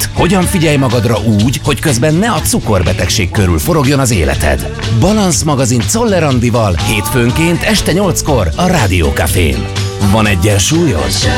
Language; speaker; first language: Hungarian; native; Hungarian